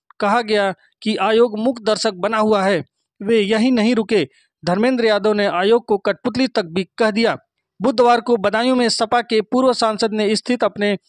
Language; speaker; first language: Hindi; native; Hindi